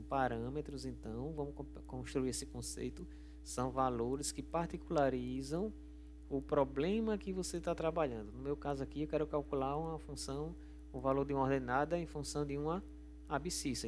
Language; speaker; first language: Portuguese; native; Portuguese